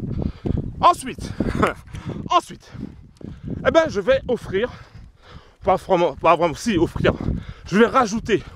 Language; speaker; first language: French; native; French